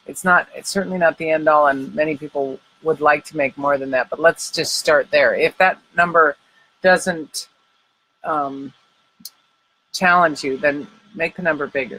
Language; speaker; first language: English; native; English